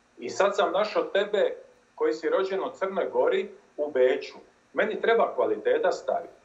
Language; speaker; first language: Croatian; native; Croatian